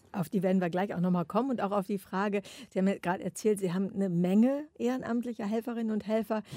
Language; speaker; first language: German; native; German